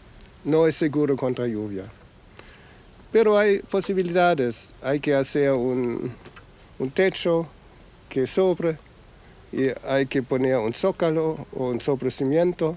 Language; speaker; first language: Spanish; non-native, fluent; German